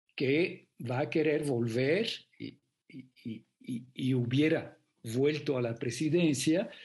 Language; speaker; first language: Spanish; non-native, fluent; French